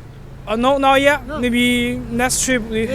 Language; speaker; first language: English; non-native, learner; Chinese